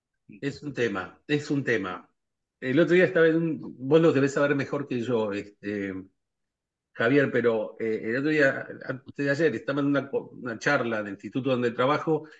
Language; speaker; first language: Spanish; native; Spanish